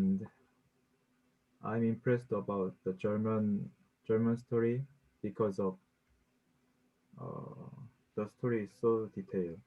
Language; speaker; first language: English; non-native, learner; Korean